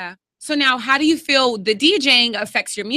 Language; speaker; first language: English; native; English